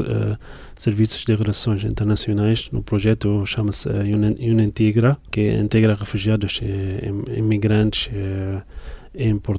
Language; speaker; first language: Portuguese; non-native, fluent; Arabic